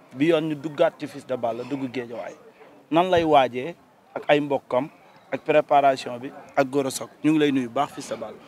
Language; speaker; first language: Wolof; native; Wolof